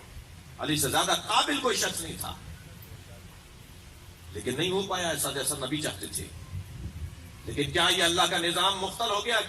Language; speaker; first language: Urdu; native; Urdu